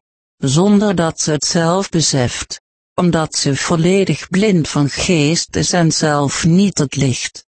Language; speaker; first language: Dutch; native; Dutch